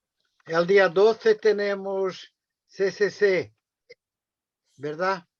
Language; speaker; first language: Spanish; non-native, fluent; Portuguese